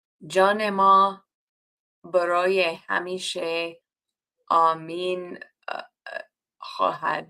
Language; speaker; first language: Persian; non-native, learner; English